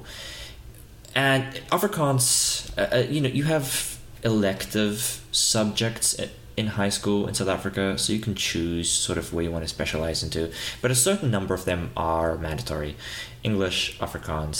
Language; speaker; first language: English; native; English